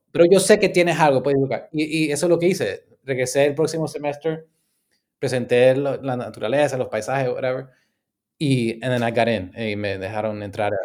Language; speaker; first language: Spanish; early bilingual, heritage; Spanish